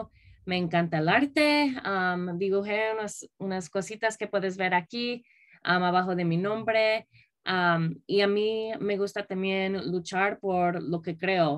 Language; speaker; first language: Spanish; early bilingual, other home language; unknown